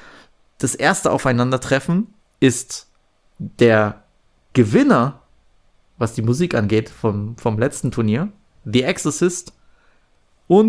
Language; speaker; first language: German; native; German